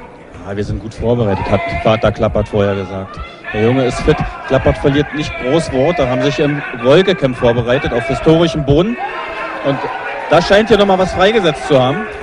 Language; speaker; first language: German; native; German